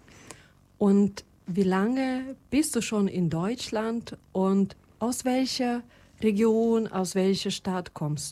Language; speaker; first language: German; non-native, fluent; Russian